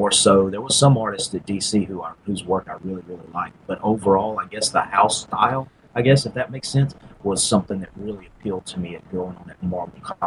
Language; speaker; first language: English; native; English